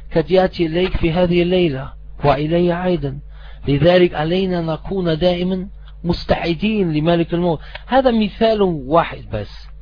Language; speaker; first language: Arabic; non-native, fluent; German